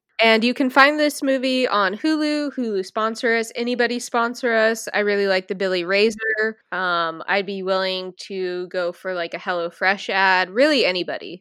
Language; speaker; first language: English; native; English